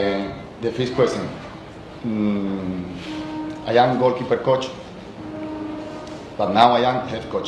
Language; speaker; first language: English; non-native, learner; Spanish